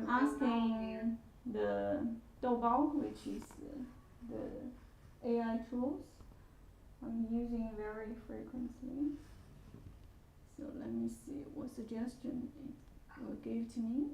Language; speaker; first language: English; non-native, fluent; Chinese